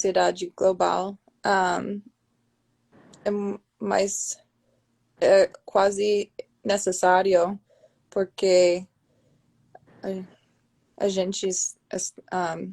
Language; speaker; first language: Portuguese; non-native, learner; English